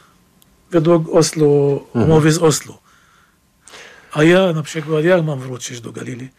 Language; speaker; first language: Polish; non-native, fluent; Arabic